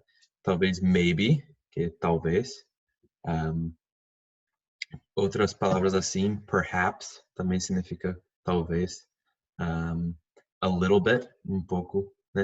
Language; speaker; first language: Portuguese; non-native, fluent; English